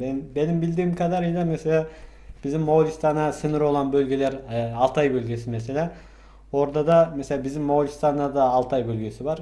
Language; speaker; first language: Turkish; non-native, fluent; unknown